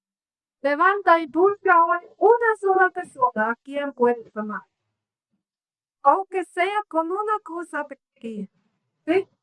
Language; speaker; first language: Spanish; non-native, learner; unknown